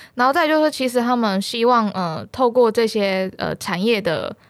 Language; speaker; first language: Chinese; native; Chinese